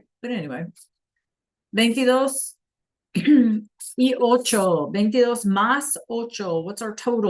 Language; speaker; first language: Spanish; non-native, fluent; English